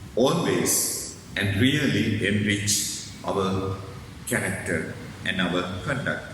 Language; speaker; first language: English; non-native, local second language; Sinhala